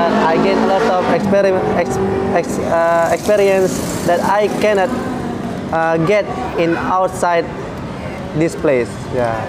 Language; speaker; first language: English; non-native, fluent; Indonesian